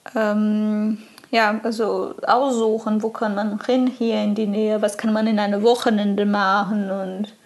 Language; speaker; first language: German; non-native, fluent; Portuguese